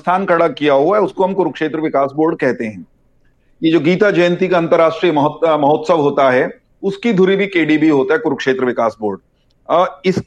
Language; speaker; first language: Hindi; native; Hindi